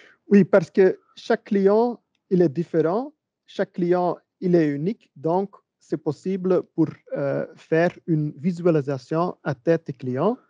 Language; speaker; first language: French; non-native, learner; Dutch